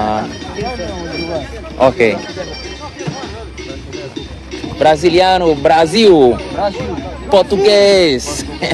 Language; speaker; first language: Portuguese; non-native, learner; Haitian Creole